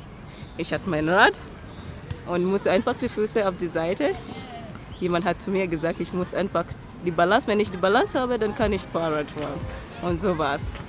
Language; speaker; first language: German; non-native, fluent; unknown